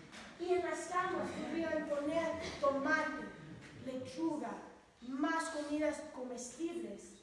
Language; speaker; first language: Spanish; non-native, learner; English